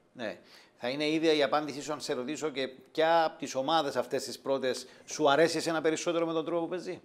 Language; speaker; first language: Greek; native; Greek